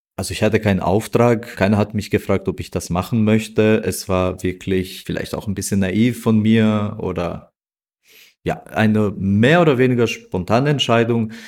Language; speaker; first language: German; non-native, fluent; Albanian